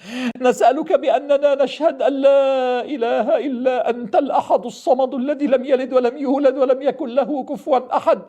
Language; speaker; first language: Arabic; native; Arabic